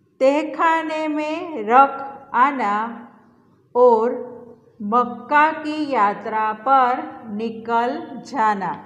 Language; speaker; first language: Hindi; non-native, local second language; Gujarati